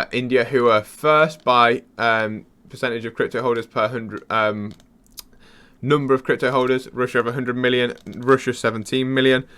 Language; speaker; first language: English; native; English